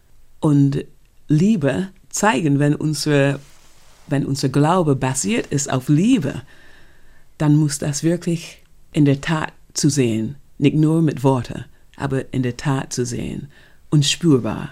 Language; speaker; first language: German; non-native, fluent; English